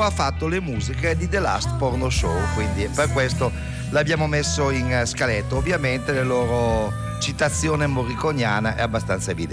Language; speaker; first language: Italian; native; Italian